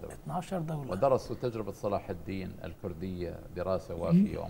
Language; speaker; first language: Arabic; native; Arabic